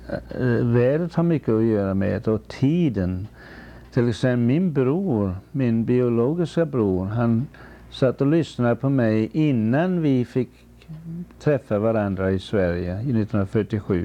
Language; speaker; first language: Swedish; early bilingual, heritage; Swedish